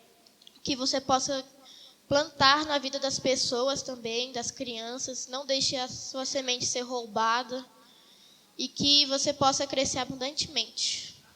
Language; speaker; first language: Portuguese; native; Portuguese